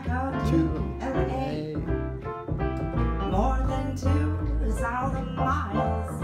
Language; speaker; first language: English; non-native, learner; Japanese